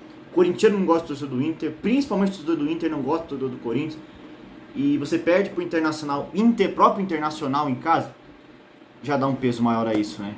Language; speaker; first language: Portuguese; native; Portuguese